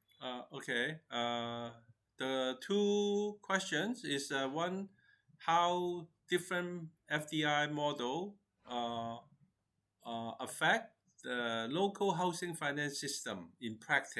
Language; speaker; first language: English; non-native, fluent; Chinese